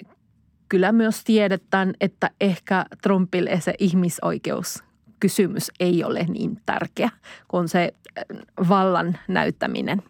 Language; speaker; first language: Finnish; non-native, fluent; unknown